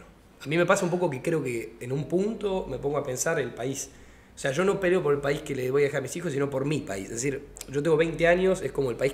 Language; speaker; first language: Spanish; native; Spanish